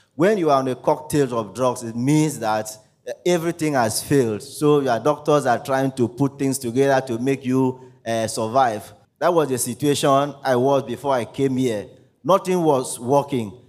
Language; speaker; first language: English; non-native, local second language; Ibibio